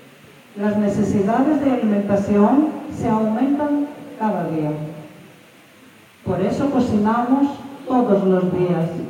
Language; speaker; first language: Spanish; non-native, fluent; Greek